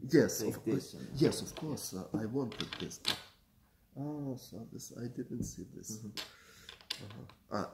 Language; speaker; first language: English; non-native, learner; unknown